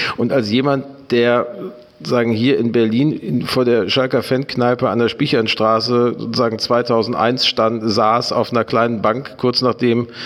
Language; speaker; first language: German; native; German